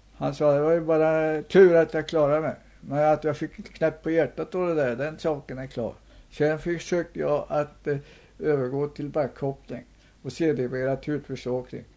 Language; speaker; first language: Swedish; native; Swedish